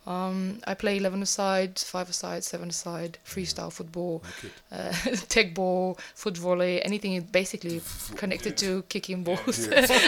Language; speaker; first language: English; non-native, fluent; Bulgarian